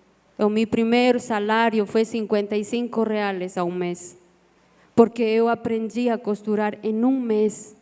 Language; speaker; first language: Portuguese; non-native, learner; Spanish